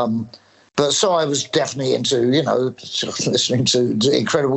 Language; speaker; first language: English; native; English